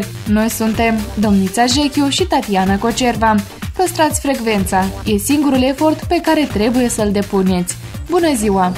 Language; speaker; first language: Romanian; native; Romanian